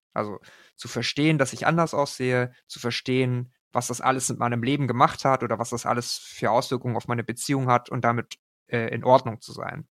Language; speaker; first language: German; native; German